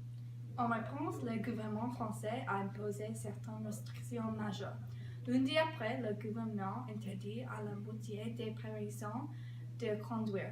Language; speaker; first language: French; non-native, learner; English